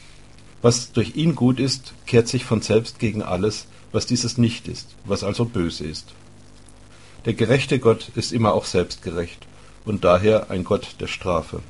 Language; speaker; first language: German; native; German